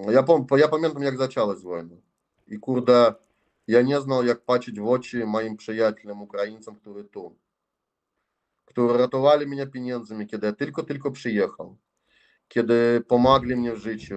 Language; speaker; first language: Polish; non-native, learner; Russian